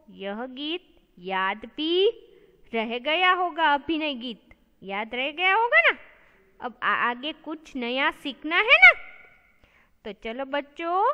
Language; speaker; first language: Hindi; non-native, local second language; Gujarati